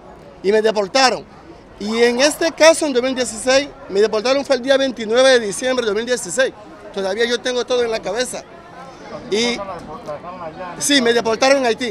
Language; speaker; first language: Spanish; non-native, fluent; Haitian Creole